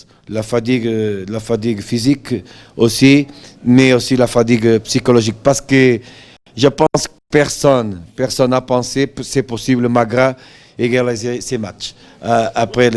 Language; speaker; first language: French; non-native, fluent; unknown